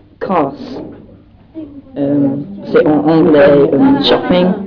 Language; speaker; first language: French; non-native, learner; English